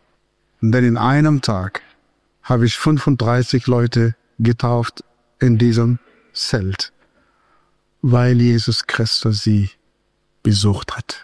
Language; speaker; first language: German; non-native, fluent; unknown